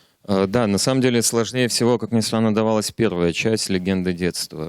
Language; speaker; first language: Russian; native; Russian